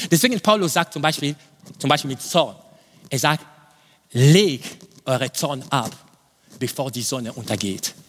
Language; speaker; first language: German; non-native, fluent; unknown